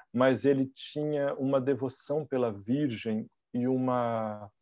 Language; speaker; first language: Portuguese; native; Portuguese